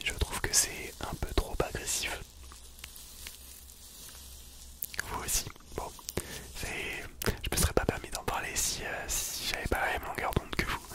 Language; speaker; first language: French; native; French